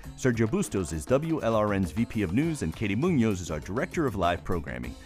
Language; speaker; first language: English; early bilingual, other home language; Spanish